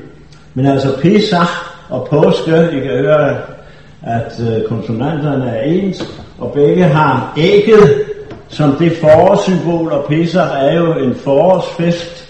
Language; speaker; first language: Danish; native; Danish